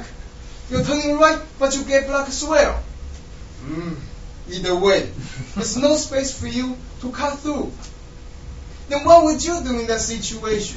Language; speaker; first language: English; non-native, fluent; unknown